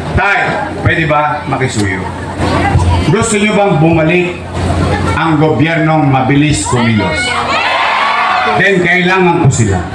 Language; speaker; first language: Filipino; native; Filipino